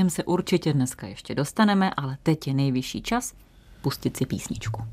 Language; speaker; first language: Czech; native; Czech